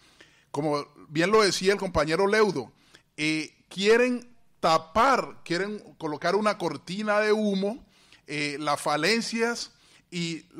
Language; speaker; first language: Spanish; native; Spanish